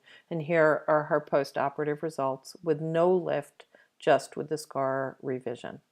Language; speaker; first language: English; native; English